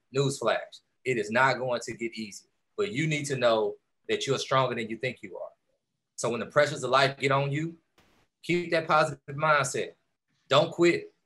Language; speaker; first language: English; native; English